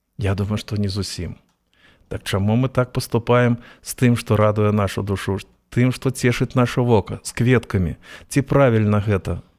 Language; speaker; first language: Belarusian; native; Belarusian